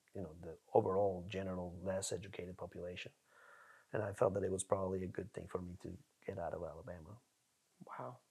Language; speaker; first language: English; non-native, fluent; Spanish